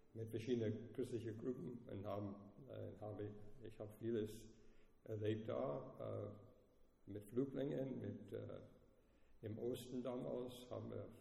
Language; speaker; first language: German; non-native, fluent; English